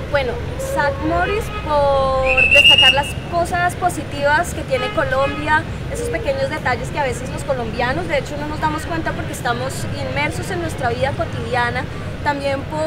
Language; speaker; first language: Spanish; native; Spanish